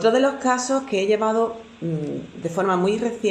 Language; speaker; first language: Spanish; native; Spanish